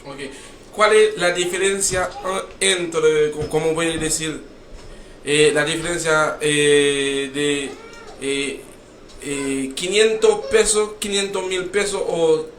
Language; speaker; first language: Spanish; non-native, learner; Haitian Creole